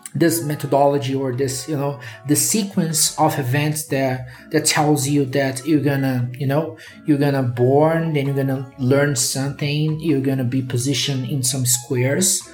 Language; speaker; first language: English; non-native, fluent; Portuguese